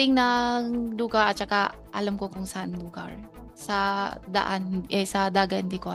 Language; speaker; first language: Filipino; non-native, learner; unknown